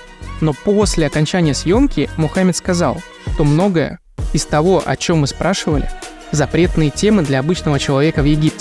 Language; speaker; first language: Russian; native; Russian